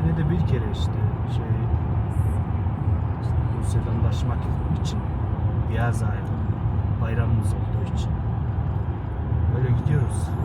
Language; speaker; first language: Turkish; non-native, fluent; Mongolian